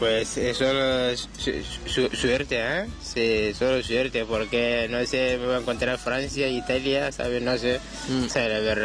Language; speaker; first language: Spanish; non-native, learner; Wolof